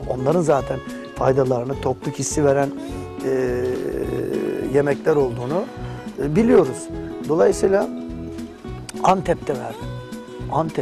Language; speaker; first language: Turkish; native; Turkish